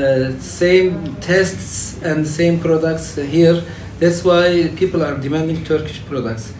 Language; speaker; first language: English; non-native, fluent; Turkish